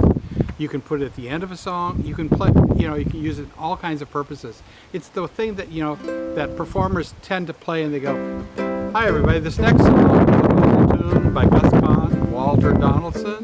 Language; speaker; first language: English; native; English